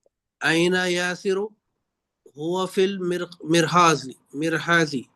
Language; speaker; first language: Arabic; non-native, learner; Urdu